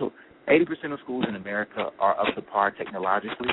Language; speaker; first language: English; native; English